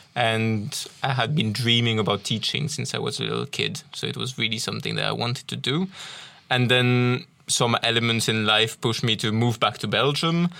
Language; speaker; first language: English; non-native, fluent; French